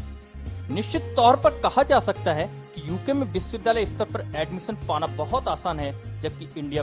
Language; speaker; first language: Hindi; native; Hindi